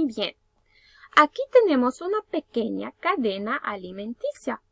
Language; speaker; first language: Spanish; early bilingual, heritage; Spanish